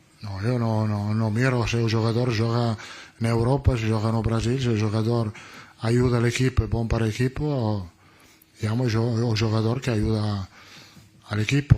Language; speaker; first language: Portuguese; non-native, learner; Italian